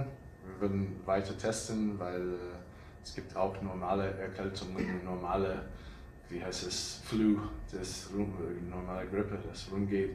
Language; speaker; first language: German; non-native, learner; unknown